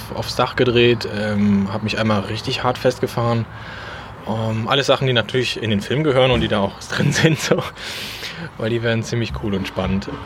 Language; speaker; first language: German; native; German